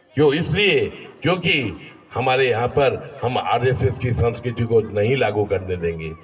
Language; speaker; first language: Hindi; non-native, local second language; Bangla